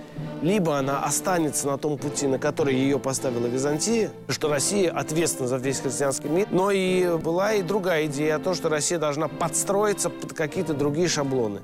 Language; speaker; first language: Russian; native; Russian